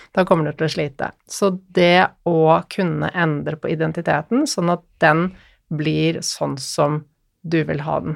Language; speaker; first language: Norwegian; native; Norwegian